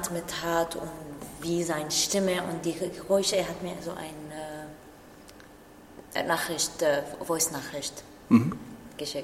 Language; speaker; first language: German; non-native, learner; Arabic